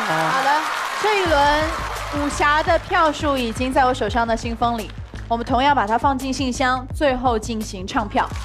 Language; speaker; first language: Chinese; native; Chinese